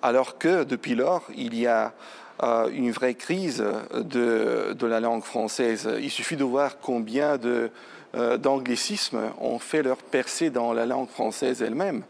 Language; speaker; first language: French; non-native, fluent; Bulgarian